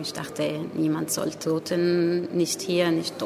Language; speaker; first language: German; non-native, learner; Arabic